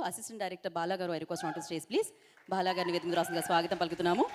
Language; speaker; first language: Telugu; native; Telugu